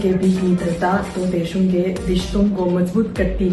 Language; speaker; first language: Hindi; non-native, learner; Chinese